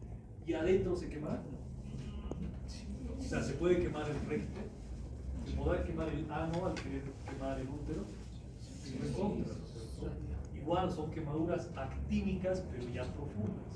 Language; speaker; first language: Spanish; native; Spanish